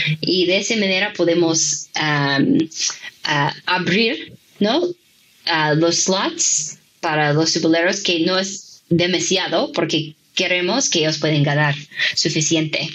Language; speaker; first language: Spanish; non-native, fluent; English